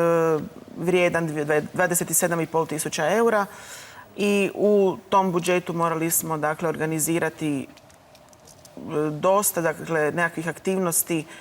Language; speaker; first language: Croatian; native; Croatian